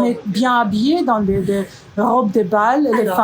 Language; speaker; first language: French; non-native, fluent; Romanian